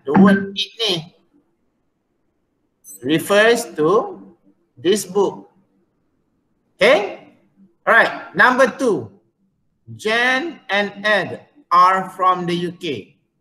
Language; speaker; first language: English; non-native, local second language; Malay